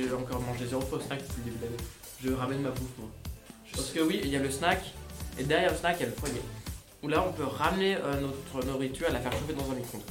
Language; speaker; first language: French; native; French